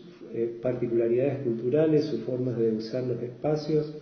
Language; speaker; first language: Spanish; native; Spanish